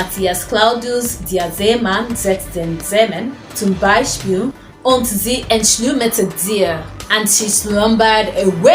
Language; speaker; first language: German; non-native, fluent; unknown